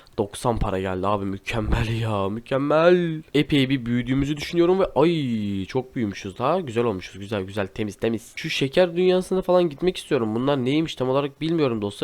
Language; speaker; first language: Turkish; native; Turkish